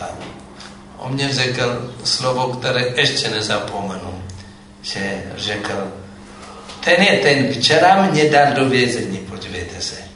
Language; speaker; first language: Czech; non-native, fluent; Amharic